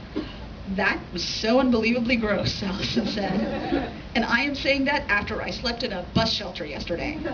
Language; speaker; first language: English; native; English